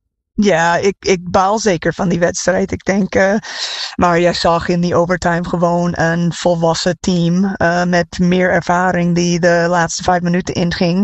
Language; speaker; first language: Dutch; non-native, fluent; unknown